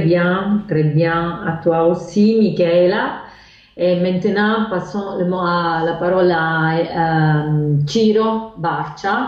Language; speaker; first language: French; non-native, fluent; Italian